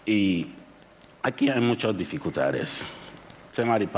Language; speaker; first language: Spanish; non-native, learner; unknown